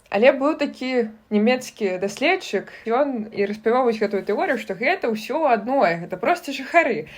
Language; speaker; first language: Belarusian; non-native, local second language; Russian